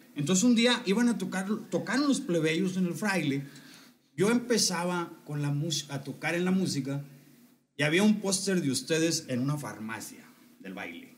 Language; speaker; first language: Spanish; native; Spanish